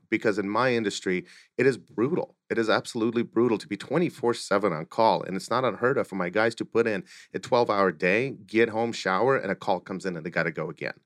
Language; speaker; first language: English; early bilingual, other home language; Russian